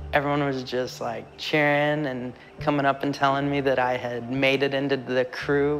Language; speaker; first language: English; native; English